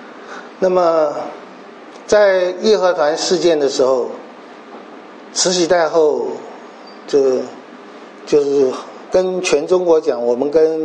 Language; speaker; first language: Chinese; native; Chinese